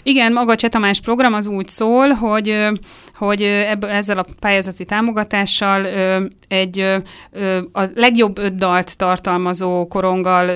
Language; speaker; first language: Hungarian; native; Hungarian